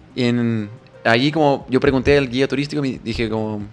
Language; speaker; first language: Spanish; non-native, fluent; English